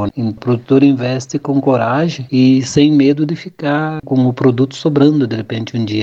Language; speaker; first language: Portuguese; native; Portuguese